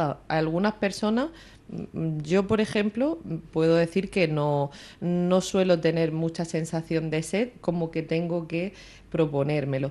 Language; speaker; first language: Spanish; native; Spanish